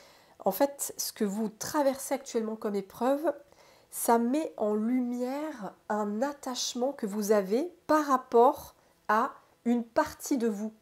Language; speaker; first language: French; native; French